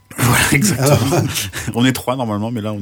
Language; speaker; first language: French; native; French